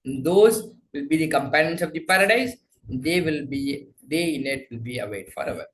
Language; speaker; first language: English; non-native, local second language; Tamil